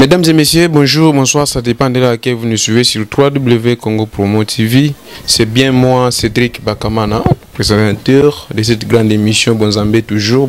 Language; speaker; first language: French; non-native, local second language; Lingala